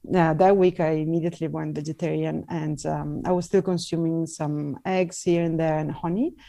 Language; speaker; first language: English; non-native, fluent; Italian